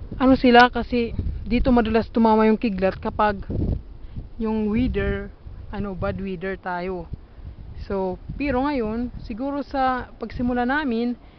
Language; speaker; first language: Filipino; non-native, local second language; Waray